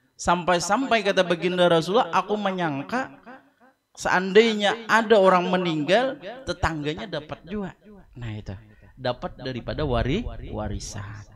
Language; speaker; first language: Indonesian; non-native, local second language; Banjar